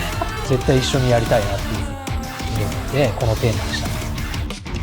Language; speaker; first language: Japanese; native; Japanese